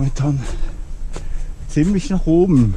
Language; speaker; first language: German; native; German